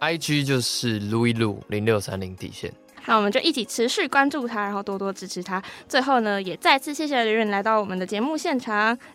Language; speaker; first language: Chinese; native; Chinese